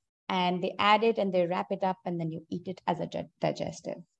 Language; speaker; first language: English; non-native, local second language; Hindi